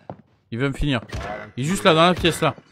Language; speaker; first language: French; native; French